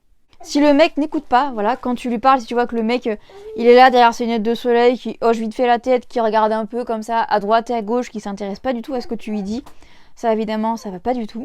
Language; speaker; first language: French; native; French